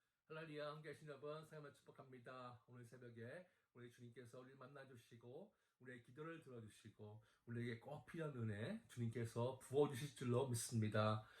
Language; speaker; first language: Korean; native; Korean